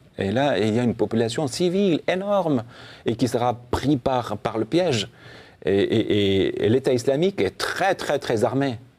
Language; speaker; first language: French; non-native, fluent; Assyrian Neo-Aramaic